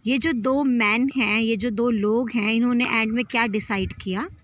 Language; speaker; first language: Hindi; native; Hindi